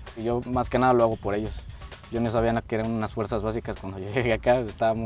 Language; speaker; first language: Spanish; native; Spanish